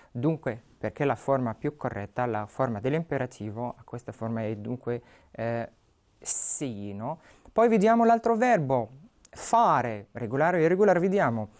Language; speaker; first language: Italian; non-native, fluent; Arabic